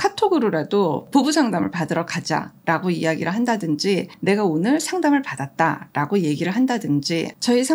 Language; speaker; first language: Korean; native; Korean